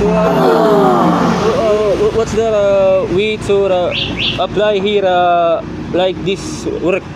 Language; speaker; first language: English; non-native, local second language; Cebuano